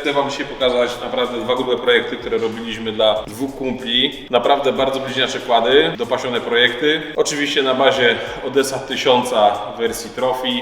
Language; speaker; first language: Polish; native; Polish